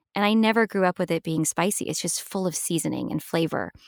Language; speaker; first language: English; native; English